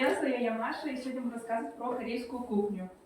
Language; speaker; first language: Russian; native; Russian